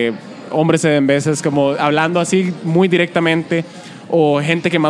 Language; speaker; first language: Spanish; native; Spanish